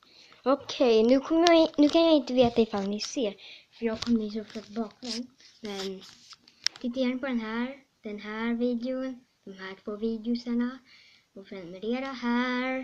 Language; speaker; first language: Swedish; native; Swedish